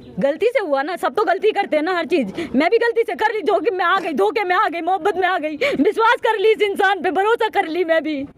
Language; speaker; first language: Hindi; native; Hindi